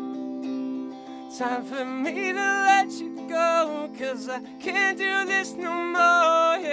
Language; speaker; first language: English; native; English